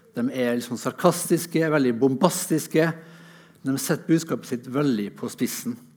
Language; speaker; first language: Norwegian; native; Norwegian